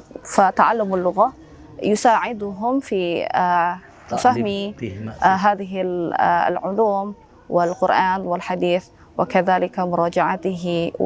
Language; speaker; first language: Arabic; non-native, fluent; Indonesian